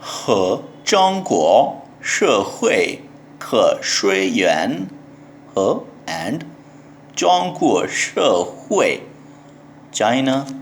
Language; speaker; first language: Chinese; non-native, learner; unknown